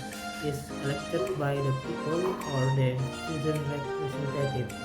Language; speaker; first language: English; non-native, learner; Indonesian